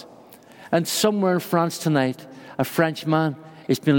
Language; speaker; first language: English; native; English